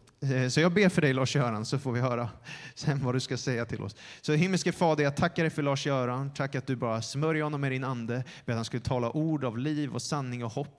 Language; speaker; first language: Swedish; native; Swedish